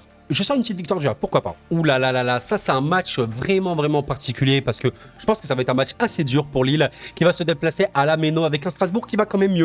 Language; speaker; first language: French; native; French